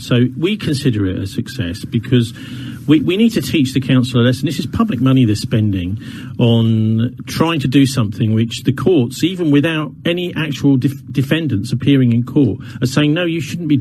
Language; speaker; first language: English; native; English